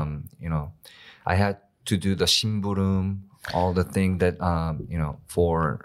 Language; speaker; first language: English; non-native, learner; Korean